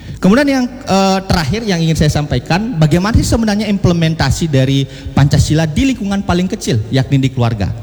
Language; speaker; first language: Indonesian; non-native, local second language; Balinese